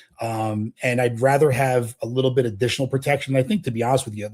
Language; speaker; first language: English; native; English